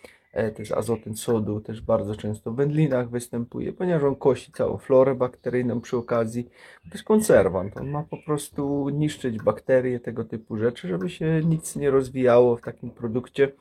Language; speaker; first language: Polish; native; Polish